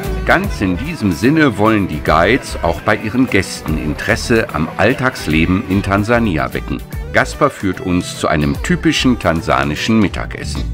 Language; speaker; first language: German; native; German